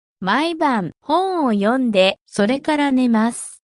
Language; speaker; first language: Japanese; non-native, fluent; Korean